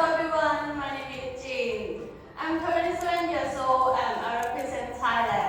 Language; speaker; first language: English; non-native, learner; Thai